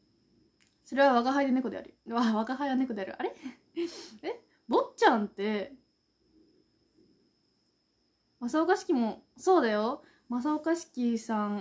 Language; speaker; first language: Japanese; native; Japanese